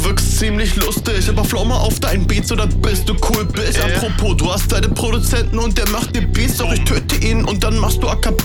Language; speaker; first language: German; native; German